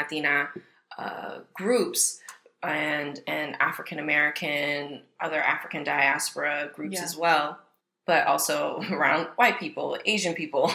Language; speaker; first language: English; native; English